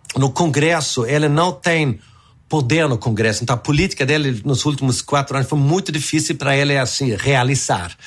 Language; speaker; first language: Portuguese; non-native, fluent; Swedish